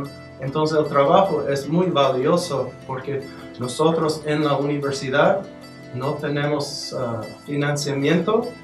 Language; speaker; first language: Spanish; non-native, fluent; English